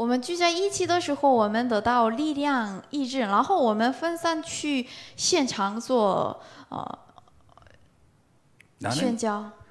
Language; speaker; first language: Chinese; non-native, learner; Korean